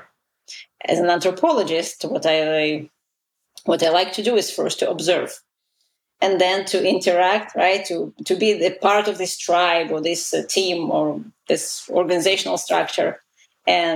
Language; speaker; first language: English; non-native, fluent; Russian